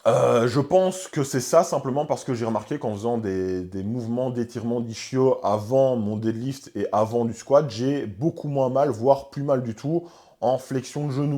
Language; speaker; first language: French; native; French